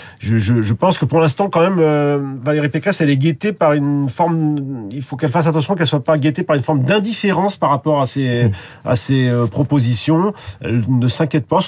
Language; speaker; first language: French; native; French